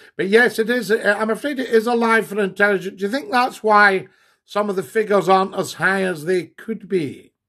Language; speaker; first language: English; native; English